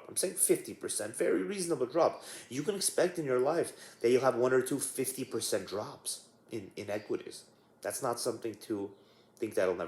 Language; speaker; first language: English; native; English